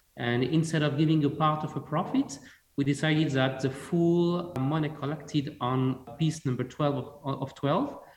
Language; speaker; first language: English; non-native, fluent; French